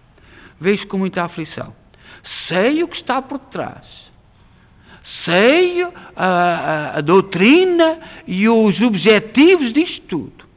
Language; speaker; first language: Portuguese; native; Portuguese